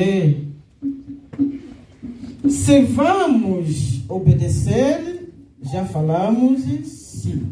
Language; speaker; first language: Portuguese; non-native, local second language; Lingala